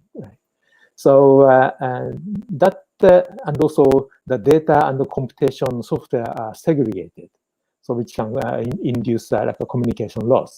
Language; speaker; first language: English; non-native, fluent; Japanese